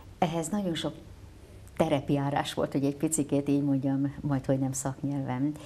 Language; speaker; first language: Hungarian; native; Hungarian